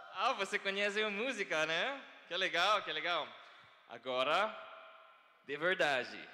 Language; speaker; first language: Portuguese; non-native, learner; Filipino